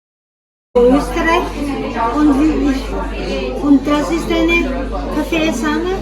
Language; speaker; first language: German; non-native, learner; Filipino